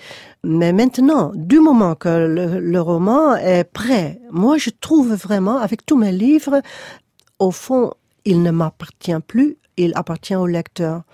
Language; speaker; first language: French; non-native, fluent; Dutch